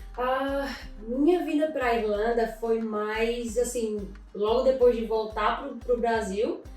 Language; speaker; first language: Portuguese; native; Portuguese